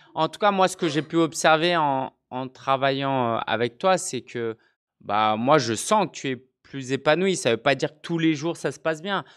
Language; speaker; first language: French; native; French